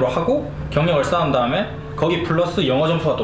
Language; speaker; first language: Korean; native; Korean